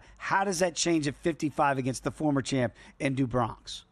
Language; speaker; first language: English; native; English